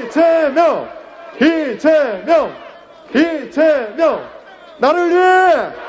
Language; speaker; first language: Korean; native; Korean